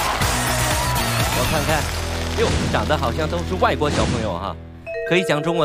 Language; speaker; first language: Chinese; native; Chinese